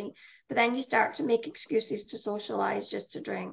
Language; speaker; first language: English; native; English